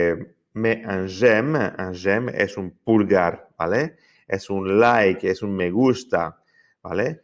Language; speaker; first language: Spanish; non-native, fluent; French